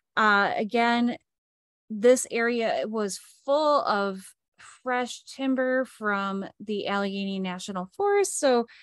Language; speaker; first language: English; native; English